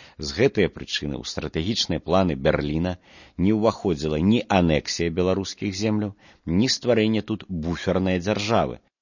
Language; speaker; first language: Belarusian; non-native, local second language; Russian